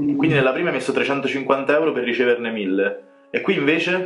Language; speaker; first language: Italian; native; Italian